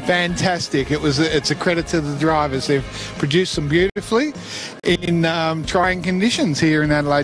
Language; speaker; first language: English; native; English